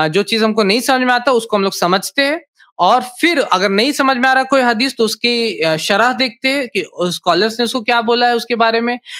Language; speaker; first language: Hindi; native; Hindi